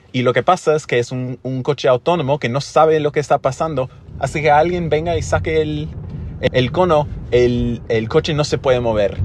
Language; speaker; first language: Spanish; non-native, fluent; English